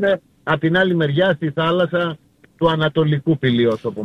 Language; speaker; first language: Greek; native; Greek